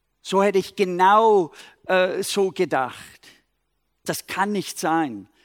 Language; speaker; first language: German; non-native, fluent; English